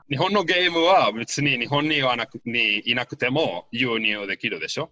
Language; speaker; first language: Japanese; non-native, fluent; Spanish